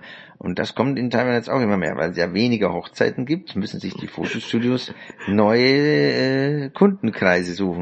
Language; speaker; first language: German; native; German